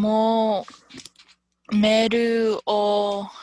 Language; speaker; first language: Japanese; non-native, learner; English